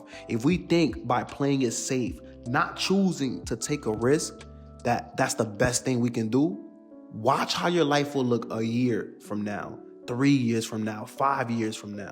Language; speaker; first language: English; native; English